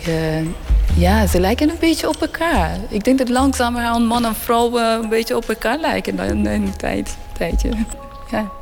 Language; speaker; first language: Dutch; non-native, learner; Persian